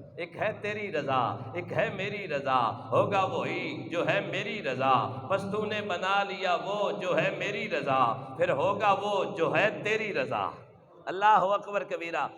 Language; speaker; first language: Urdu; non-native, local second language; Punjabi